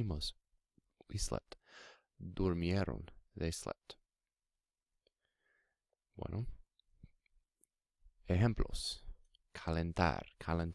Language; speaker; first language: Spanish; non-native, fluent; English